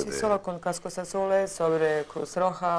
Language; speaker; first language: Spanish; non-native, fluent; Bosnian